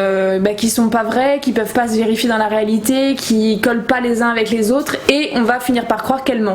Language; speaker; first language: French; native; French